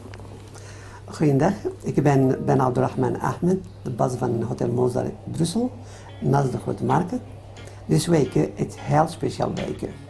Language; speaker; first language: Dutch; non-native, learner; Arabic